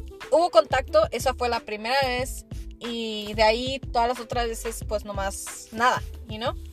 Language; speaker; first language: Spanish; early bilingual, heritage; Spanish